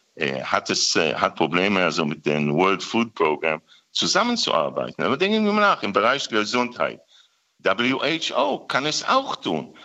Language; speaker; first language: German; non-native, fluent; Hebrew